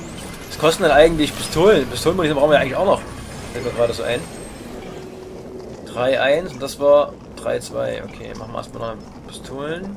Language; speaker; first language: German; native; German